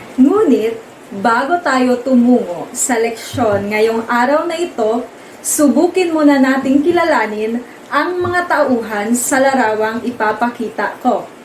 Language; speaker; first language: Filipino; non-native, local second language; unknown